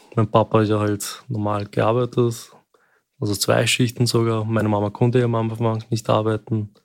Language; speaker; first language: German; early bilingual, other home language; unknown